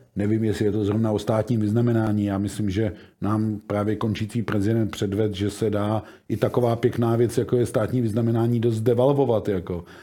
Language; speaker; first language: Czech; native; Czech